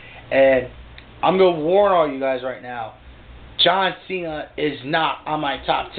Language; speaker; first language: English; native; English